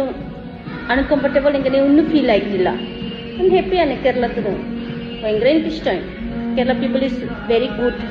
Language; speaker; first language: Malayalam; non-native, learner; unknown